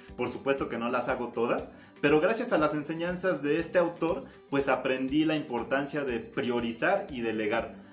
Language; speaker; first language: Spanish; native; Spanish